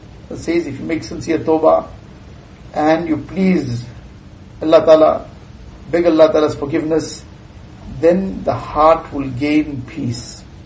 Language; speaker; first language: English; early bilingual, other home language; Urdu